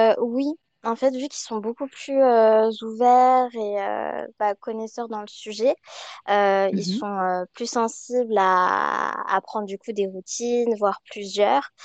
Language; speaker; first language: French; early bilingual, other home language; Chinese